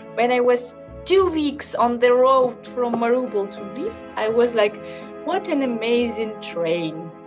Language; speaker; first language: English; non-native, learner; Russian